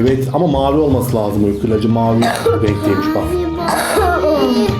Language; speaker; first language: Turkish; native; Turkish